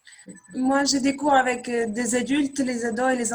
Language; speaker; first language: French; non-native, fluent; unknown